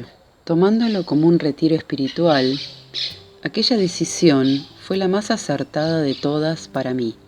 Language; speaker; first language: Spanish; native; Spanish